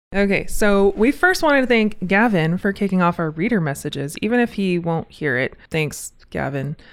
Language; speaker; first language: English; native; English